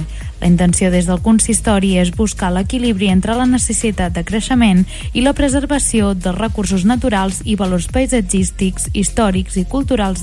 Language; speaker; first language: Catalan; native; Catalan